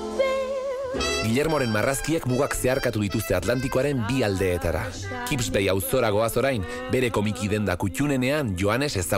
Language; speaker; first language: Basque; native; Basque